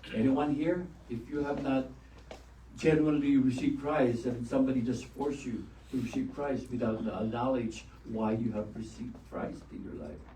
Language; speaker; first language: English; non-native, local second language; Filipino